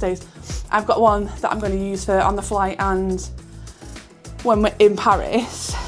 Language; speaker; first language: English; native; English